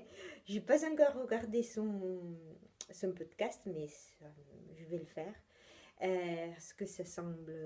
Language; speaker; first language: French; non-native, fluent; Italian